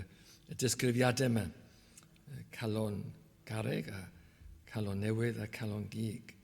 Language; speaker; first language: Welsh; native; Welsh